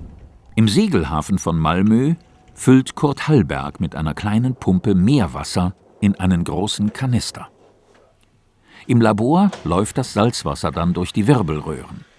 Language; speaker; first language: German; native; German